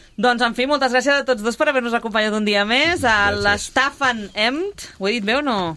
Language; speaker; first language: Catalan; native; Catalan